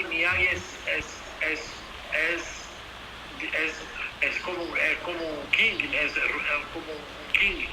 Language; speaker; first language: Spanish; non-native, learner; Portuguese